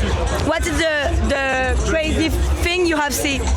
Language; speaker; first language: English; non-native, learner; French